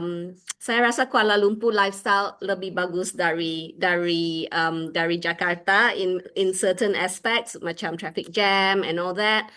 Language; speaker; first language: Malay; non-native, local second language; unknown